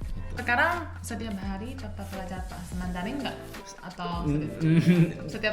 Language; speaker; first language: Indonesian; non-native, fluent; Chinese